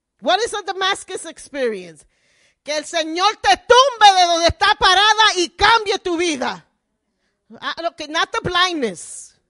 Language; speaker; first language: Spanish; early bilingual, heritage; Spanish